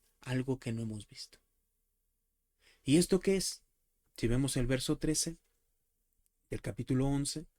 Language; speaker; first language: Spanish; native; Spanish